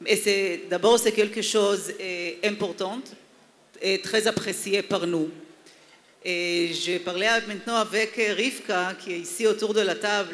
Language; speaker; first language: French; non-native, fluent; Hebrew